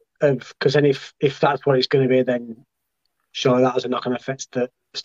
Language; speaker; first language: English; native; English